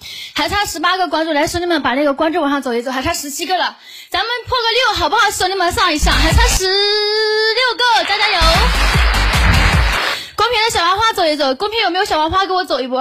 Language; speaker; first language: Chinese; native; Chinese